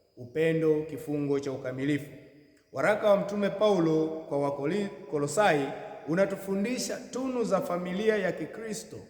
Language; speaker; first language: Swahili; native; Swahili